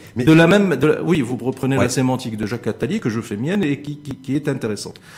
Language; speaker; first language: French; non-native, local second language; Arabic